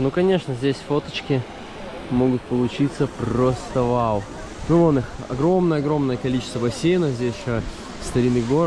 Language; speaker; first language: Russian; native; Russian